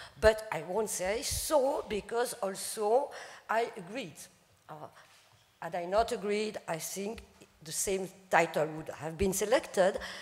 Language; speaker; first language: English; non-native, fluent; French